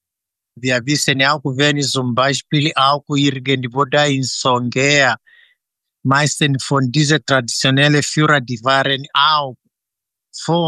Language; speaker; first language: German; non-native, fluent; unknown